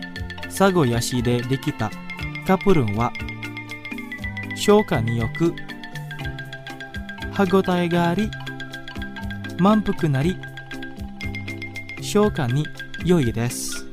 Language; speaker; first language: Japanese; non-native, fluent; Indonesian